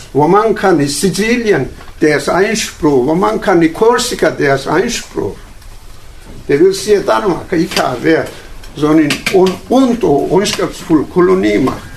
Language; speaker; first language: Danish; non-native, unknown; Turkish